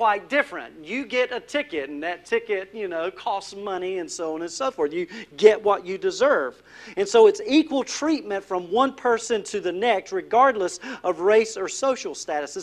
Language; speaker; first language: English; native; English